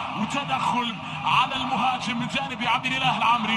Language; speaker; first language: Arabic; native; Arabic